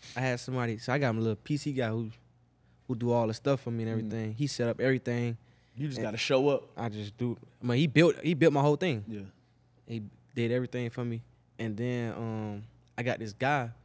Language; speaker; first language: English; native; English